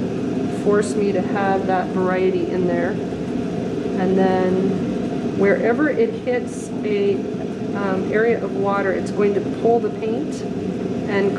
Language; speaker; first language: English; native; English